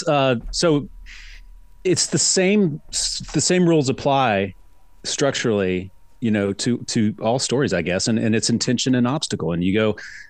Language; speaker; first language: English; native; English